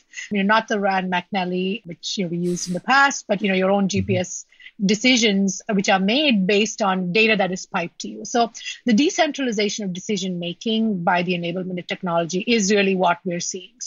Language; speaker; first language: English; non-native, local second language; Malayalam